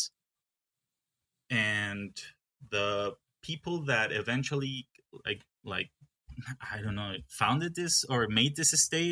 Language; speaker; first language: English; non-native, fluent; Spanish